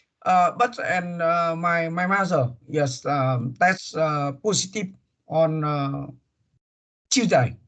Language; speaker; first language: English; non-native, learner; Vietnamese